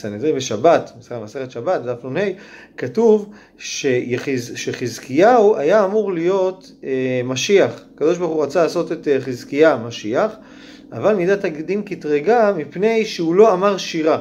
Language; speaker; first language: Hebrew; native; Hebrew